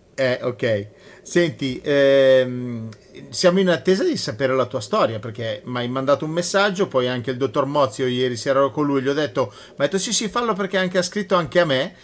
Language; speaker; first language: Italian; non-native, fluent; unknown